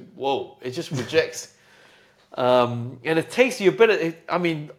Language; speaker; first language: English; native; English